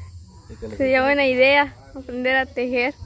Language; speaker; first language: Spanish; native; Spanish